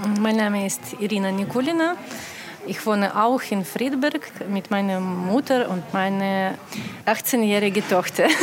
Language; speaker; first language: German; non-native, learner; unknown